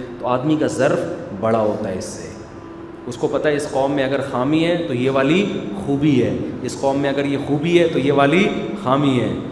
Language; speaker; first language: Urdu; native; Urdu